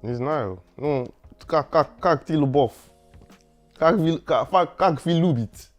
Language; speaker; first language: Russian; non-native, learner; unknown